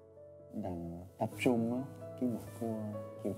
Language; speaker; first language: Vietnamese; early bilingual, heritage; French